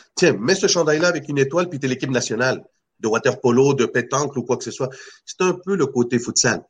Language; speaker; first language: French; non-native, fluent; Spanish